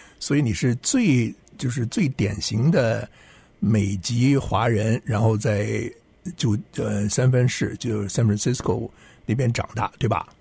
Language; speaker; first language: Chinese; native; Chinese